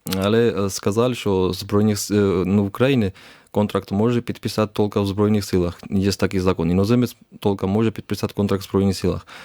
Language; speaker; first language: Ukrainian; non-native, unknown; Georgian